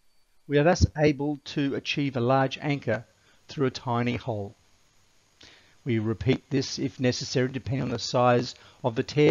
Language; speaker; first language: English; native; English